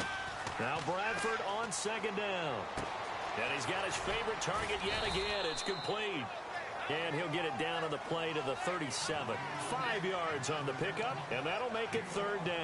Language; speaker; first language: English; native; English